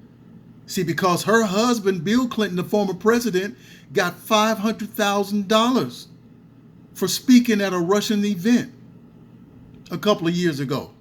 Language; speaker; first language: English; native; English